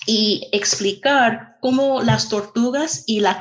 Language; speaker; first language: Spanish; non-native, fluent; English